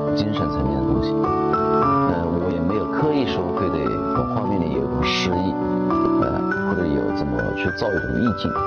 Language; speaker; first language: Chinese; native; Chinese